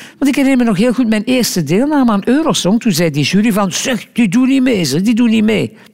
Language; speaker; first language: Dutch; native; Dutch